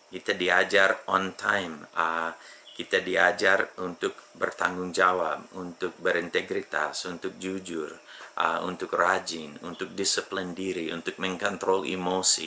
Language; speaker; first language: Indonesian; non-native, fluent; English